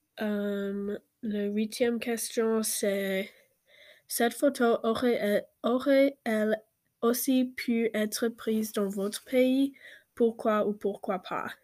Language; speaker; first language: French; non-native, learner; English